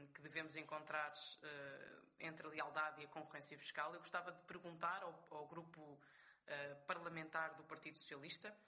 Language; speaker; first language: Portuguese; native; Portuguese